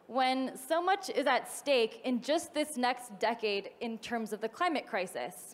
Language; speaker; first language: English; native; English